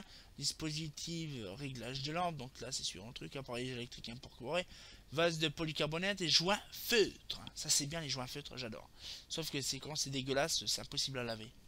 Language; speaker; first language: French; native; French